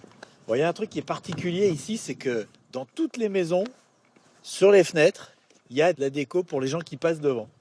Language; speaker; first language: French; native; French